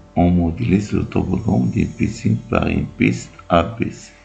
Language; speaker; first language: French; non-native, local second language; Arabic